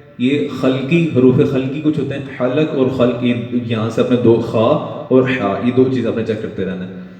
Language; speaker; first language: Urdu; non-native, local second language; Punjabi